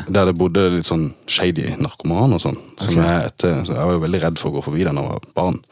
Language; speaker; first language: Norwegian; early bilingual, other home language; German